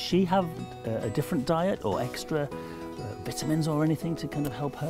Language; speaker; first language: English; native; English